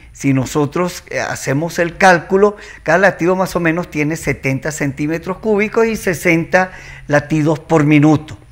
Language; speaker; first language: Spanish; native; Spanish